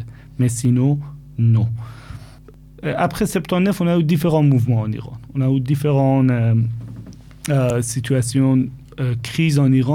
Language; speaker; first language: French; non-native, fluent; Persian